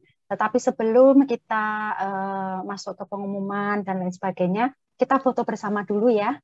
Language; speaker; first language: Indonesian; native; Indonesian